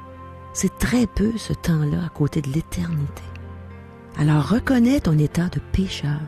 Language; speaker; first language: French; native; French